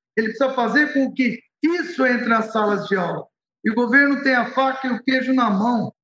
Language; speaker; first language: Portuguese; early bilingual, other home language; Arabic